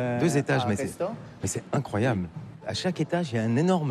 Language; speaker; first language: French; native; French